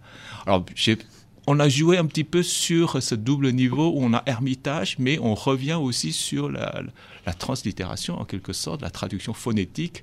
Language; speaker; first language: French; non-native, fluent; Chinese